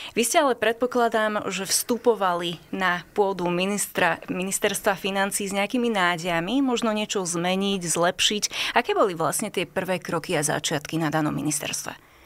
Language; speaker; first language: Slovak; native; Slovak